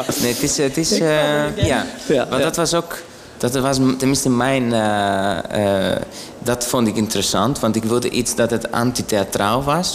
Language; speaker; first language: Dutch; non-native, fluent; Greek